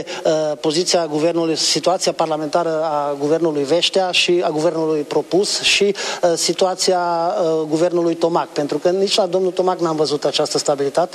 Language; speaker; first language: Romanian; non-native, local second language; Hungarian